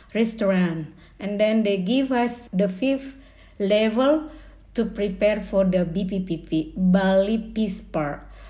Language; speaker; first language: English; non-native, learner; Indonesian